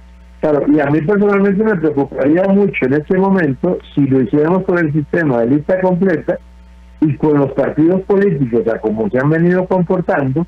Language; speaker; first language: Spanish; native; Spanish